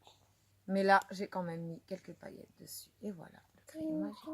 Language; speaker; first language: French; native; French